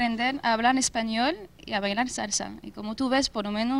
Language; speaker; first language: Spanish; non-native, fluent; French